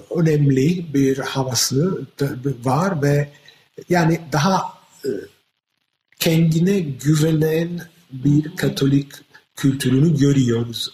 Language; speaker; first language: Turkish; non-native, fluent; Italian